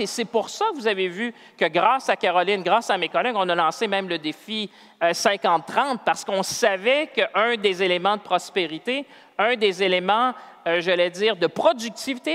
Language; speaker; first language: French; native; French